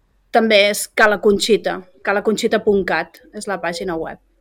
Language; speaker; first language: Catalan; native; Catalan